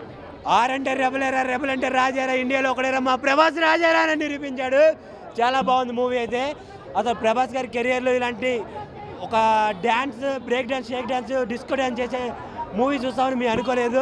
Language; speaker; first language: Telugu; native; Telugu